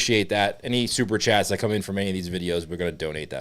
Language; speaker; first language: English; native; English